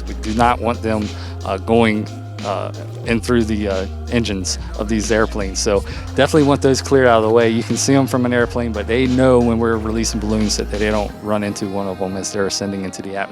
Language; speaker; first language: English; native; English